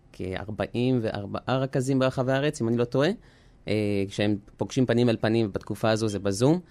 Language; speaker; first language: Hebrew; early bilingual, other home language; French